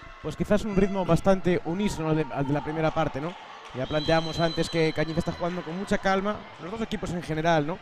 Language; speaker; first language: Spanish; native; Spanish